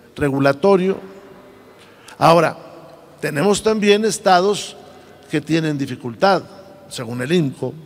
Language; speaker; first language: Spanish; native; Spanish